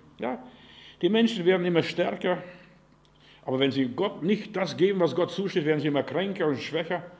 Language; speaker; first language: German; non-native, fluent; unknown